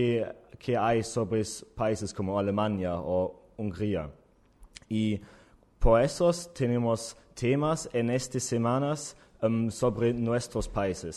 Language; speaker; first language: Spanish; non-native, learner; German